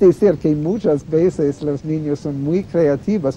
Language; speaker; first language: Spanish; non-native, fluent; English